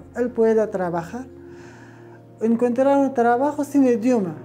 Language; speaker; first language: Spanish; non-native, learner; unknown